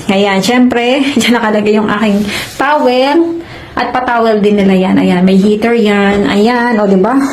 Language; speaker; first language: Filipino; native; Filipino